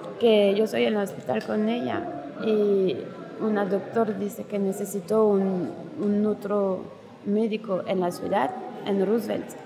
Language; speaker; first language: Spanish; non-native, learner; French